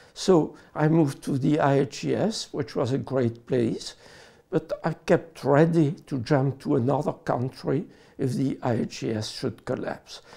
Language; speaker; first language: English; non-native, fluent; French